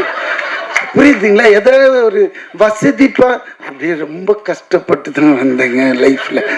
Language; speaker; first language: Tamil; native; Tamil